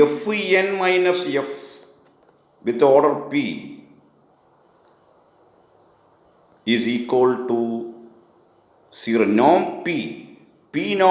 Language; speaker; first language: English; non-native, local second language; Malayalam